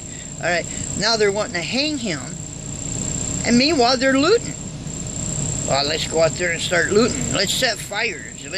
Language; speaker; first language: English; native; English